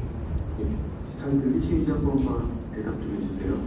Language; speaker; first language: Korean; native; Korean